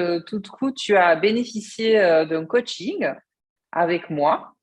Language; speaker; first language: French; native; French